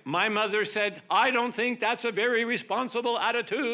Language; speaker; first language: English; native; English